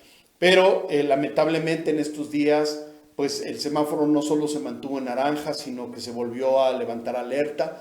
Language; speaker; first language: Spanish; native; Spanish